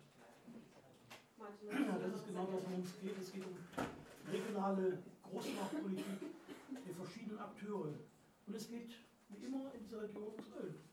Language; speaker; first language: German; native; German